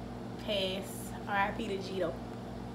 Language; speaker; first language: English; native; English